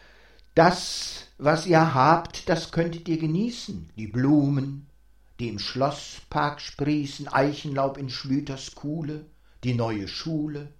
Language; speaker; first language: German; native; German